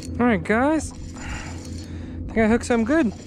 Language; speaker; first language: English; native; English